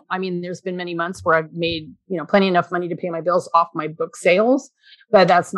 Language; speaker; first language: English; native; English